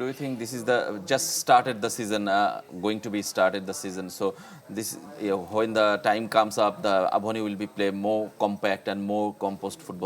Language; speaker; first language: English; non-native, learner; Bangla